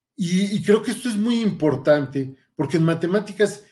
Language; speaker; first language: Spanish; native; Spanish